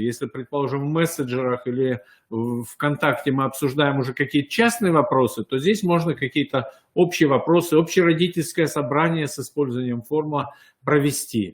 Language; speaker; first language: Russian; native; Russian